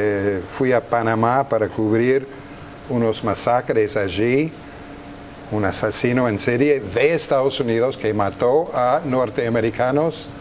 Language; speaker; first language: Spanish; non-native, fluent; English